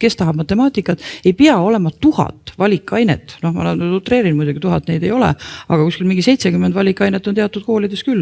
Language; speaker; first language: Estonian; native; Estonian